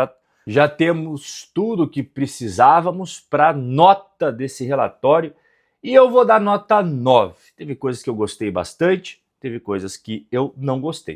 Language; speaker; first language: Portuguese; native; Portuguese